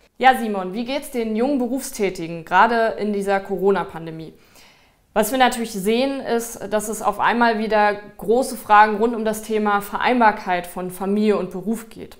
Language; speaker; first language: German; native; German